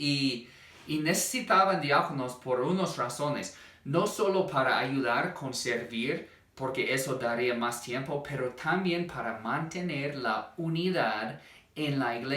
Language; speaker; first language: Spanish; non-native, fluent; English